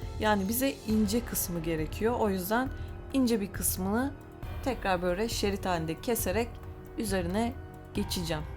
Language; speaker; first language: Turkish; native; Turkish